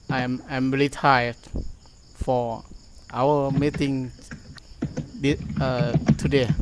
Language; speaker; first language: English; non-native, learner; Thai